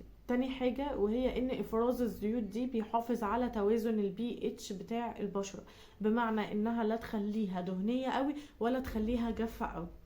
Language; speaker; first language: Arabic; native; Arabic